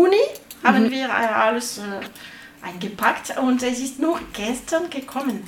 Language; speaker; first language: German; non-native, learner; French